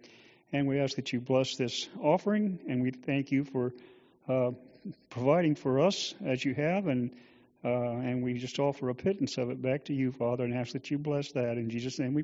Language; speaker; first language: English; native; English